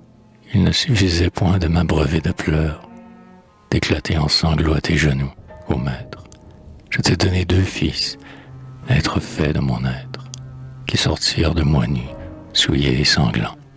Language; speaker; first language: French; native; French